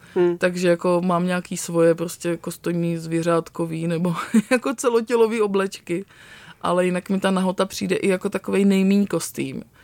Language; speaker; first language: Czech; native; Czech